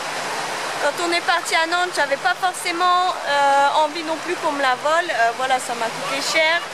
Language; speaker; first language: French; native; French